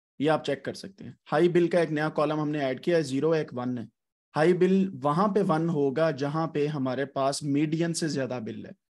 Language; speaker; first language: Urdu; non-native, local second language; Punjabi